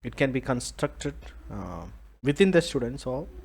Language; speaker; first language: English; non-native, local second language; Malayalam